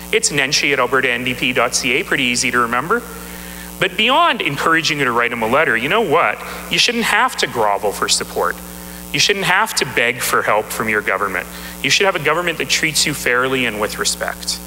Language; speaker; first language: English; native; English